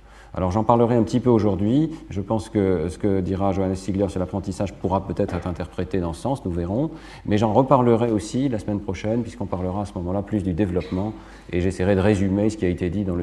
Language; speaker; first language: French; native; French